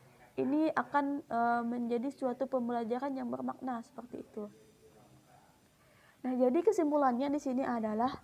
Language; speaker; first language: Indonesian; native; Indonesian